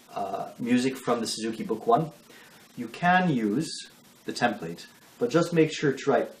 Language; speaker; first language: English; native; English